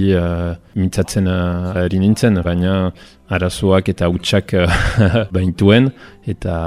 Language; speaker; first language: Basque; non-native, fluent; Italian